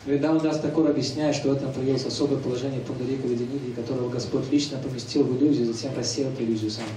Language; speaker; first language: Russian; native; Russian